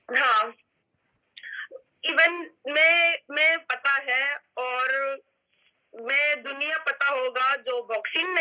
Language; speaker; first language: Hindi; non-native, local second language; Manipuri